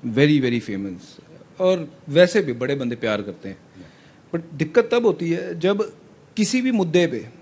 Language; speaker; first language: Hindi; non-native, local second language; Punjabi